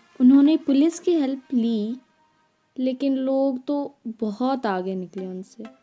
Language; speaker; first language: Hindi; non-native, local second language; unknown